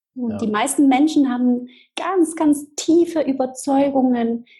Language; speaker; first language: German; non-native, fluent; Spanish